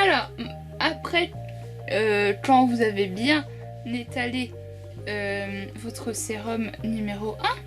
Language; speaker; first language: French; native; French